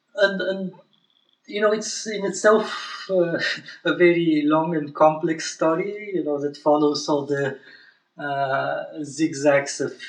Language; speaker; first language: English; non-native, fluent; Bulgarian